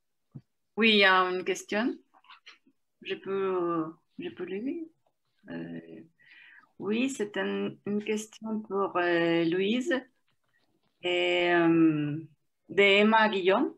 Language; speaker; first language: French; non-native, fluent; Spanish